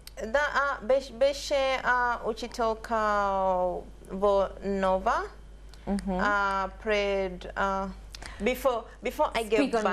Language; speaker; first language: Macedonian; non-native, learner; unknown